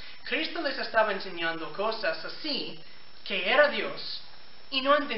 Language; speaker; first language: Spanish; non-native, fluent; English